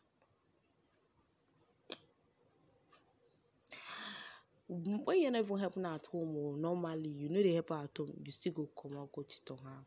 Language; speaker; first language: English; non-native, local second language; Yoruba